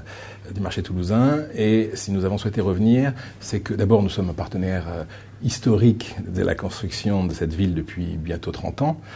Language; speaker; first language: French; native; French